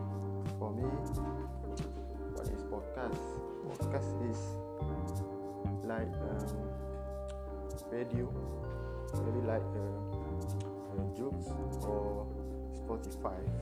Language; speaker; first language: English; non-native, learner; Malay